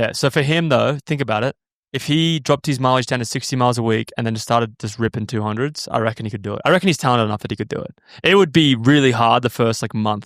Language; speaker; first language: English; native; English